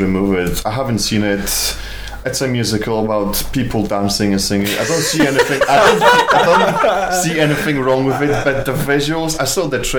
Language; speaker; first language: English; non-native, fluent; Polish